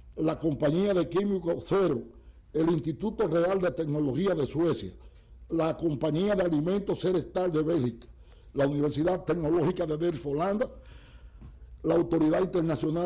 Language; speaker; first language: Spanish; native; Spanish